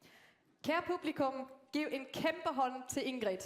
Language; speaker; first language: Danish; native; Danish